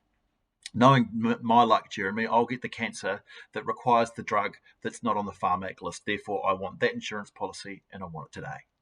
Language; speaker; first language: English; native; English